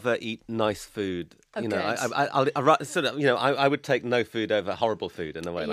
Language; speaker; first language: English; native; English